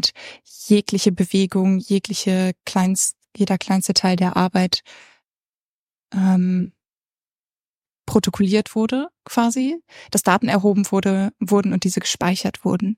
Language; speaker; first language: German; native; German